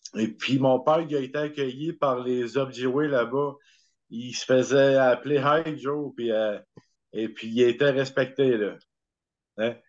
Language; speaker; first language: French; native; French